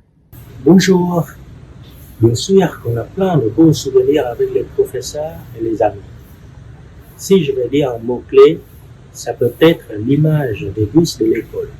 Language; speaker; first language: French; non-native, fluent; Vietnamese